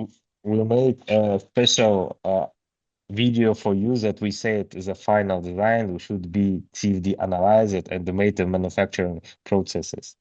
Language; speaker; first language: English; non-native, learner; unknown